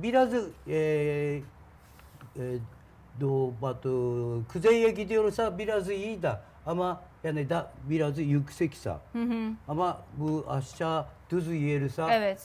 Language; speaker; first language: Turkish; non-native, learner; Japanese